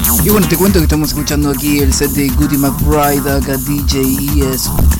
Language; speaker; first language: Spanish; native; Spanish